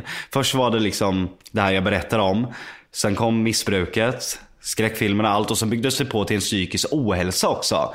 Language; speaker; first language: Swedish; native; Swedish